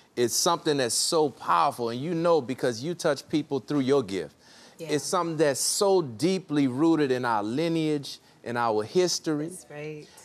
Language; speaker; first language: English; native; English